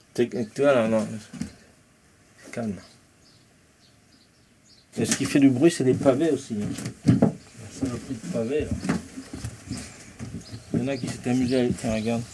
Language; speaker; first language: French; native; French